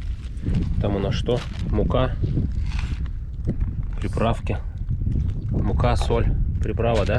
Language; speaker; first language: Russian; native; Russian